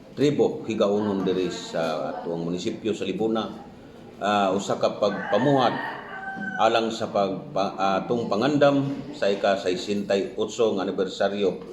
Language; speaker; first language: Cebuano; non-native, local second language; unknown